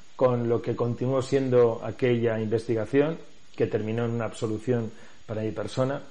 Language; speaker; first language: Spanish; native; Spanish